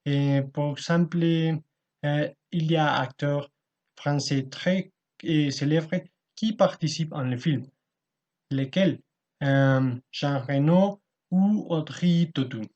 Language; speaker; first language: French; non-native, learner; Spanish